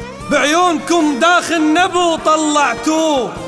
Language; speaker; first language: Arabic; native; Arabic